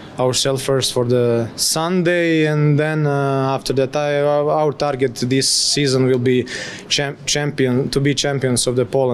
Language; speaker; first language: English; non-native, fluent; Polish